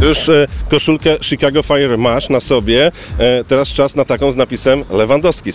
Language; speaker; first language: Polish; native; Polish